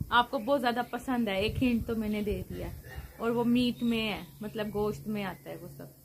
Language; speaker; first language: Urdu; non-native, local second language; Punjabi